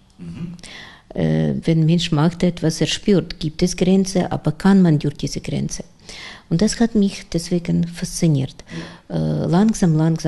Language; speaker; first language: German; non-native, learner; Russian